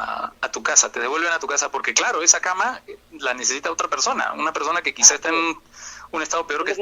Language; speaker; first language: Spanish; native; Spanish